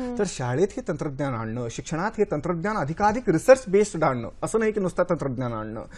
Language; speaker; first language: Marathi; non-native, local second language; Kannada